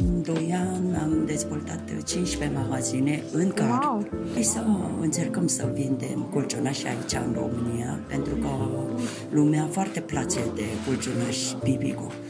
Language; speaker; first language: Romanian; non-native, learner; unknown